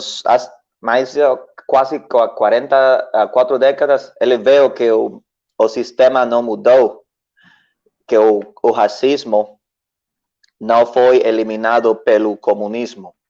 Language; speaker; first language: Portuguese; non-native, learner; Spanish